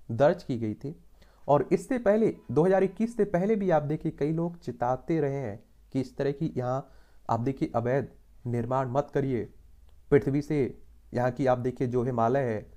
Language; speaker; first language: Hindi; native; Hindi